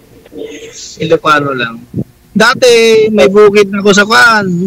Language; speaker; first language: Filipino; non-native, local second language; Iloko